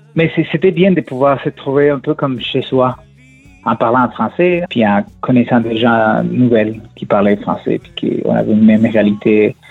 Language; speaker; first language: French; non-native, fluent; Spanish